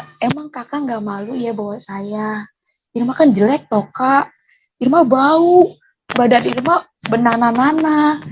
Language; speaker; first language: Indonesian; native; Indonesian